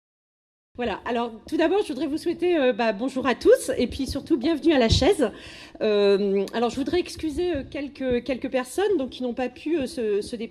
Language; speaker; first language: French; native; French